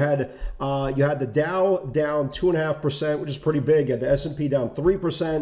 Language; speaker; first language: English; native; English